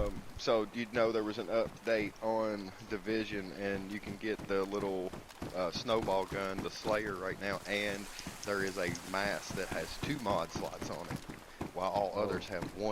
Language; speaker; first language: English; native; English